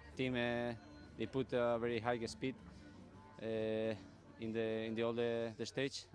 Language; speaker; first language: English; non-native, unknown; Basque